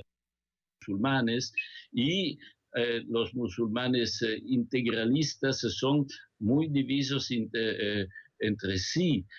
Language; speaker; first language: Spanish; non-native, fluent; Italian